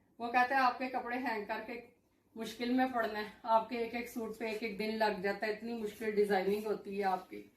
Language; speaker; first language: Urdu; native; Urdu